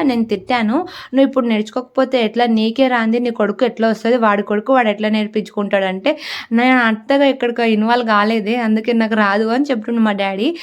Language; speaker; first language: Telugu; non-native, local second language; Lambadi